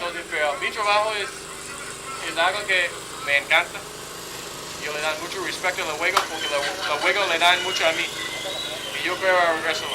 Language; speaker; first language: Spanish; non-native, fluent; English